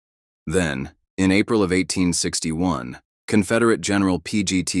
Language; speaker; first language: English; native; English